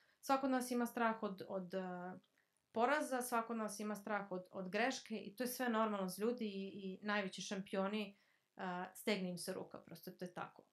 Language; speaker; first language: Croatian; early bilingual, heritage; Serbian